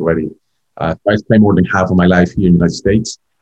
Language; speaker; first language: English; non-native, fluent; Spanish